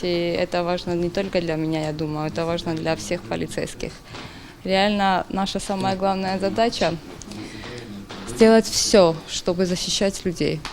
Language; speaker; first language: Russian; non-native, fluent; Georgian